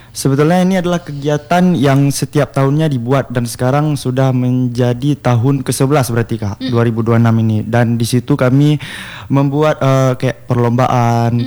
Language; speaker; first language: Indonesian; native; Indonesian